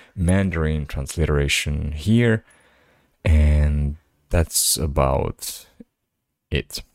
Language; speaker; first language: English; non-native, fluent; Slovak